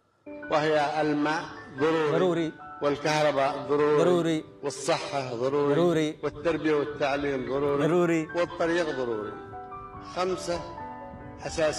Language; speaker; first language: Arabic; native; Arabic